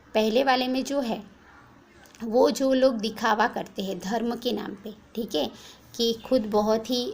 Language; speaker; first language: Hindi; non-native, local second language; Gujarati